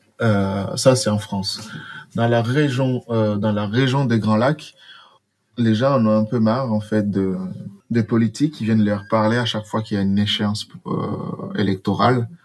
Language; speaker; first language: French; non-native, local second language; Swahili